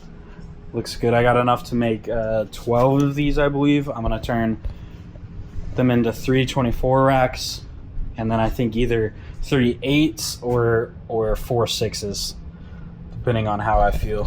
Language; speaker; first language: English; native; English